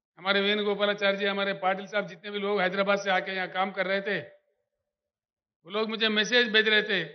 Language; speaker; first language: Hindi; non-native, local second language; Telugu